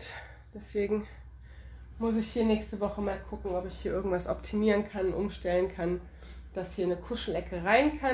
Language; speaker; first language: German; native; German